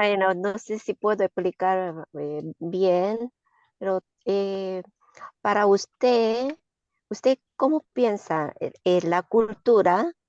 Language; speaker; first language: Spanish; non-native, learner; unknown